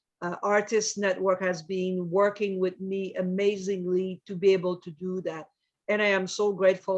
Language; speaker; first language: English; non-native, fluent; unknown